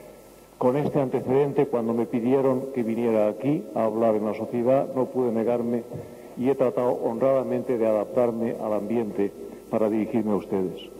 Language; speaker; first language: Spanish; native; Spanish